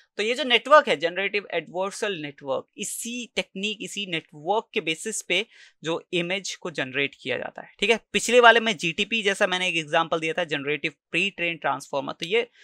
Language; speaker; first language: Hindi; native; Hindi